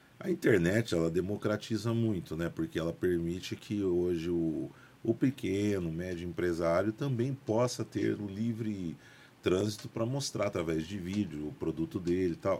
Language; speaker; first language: Portuguese; native; Portuguese